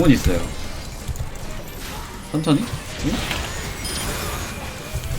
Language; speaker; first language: Korean; native; Korean